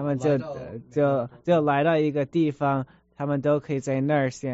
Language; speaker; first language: Chinese; early bilingual, heritage; Chinese